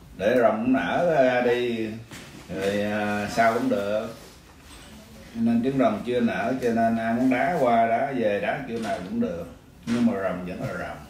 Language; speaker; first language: Vietnamese; early bilingual, other home language; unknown